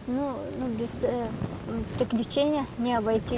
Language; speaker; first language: Russian; non-native, local second language; Tajik